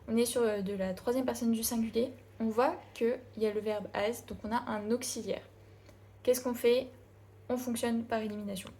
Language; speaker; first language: French; native; French